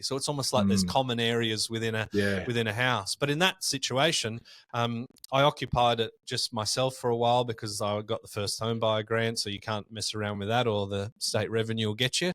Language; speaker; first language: English; native; English